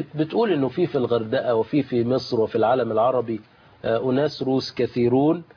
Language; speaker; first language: Arabic; native; Arabic